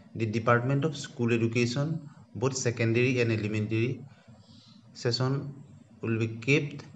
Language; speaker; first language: English; non-native, local second language; Assamese